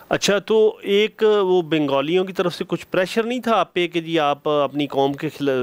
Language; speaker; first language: Urdu; non-native, local second language; Punjabi